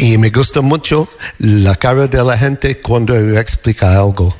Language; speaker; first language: Spanish; non-native, fluent; English